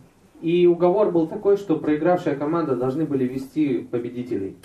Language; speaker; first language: Russian; native; Russian